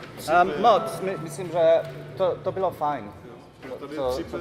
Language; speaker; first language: Czech; non-native, learner; English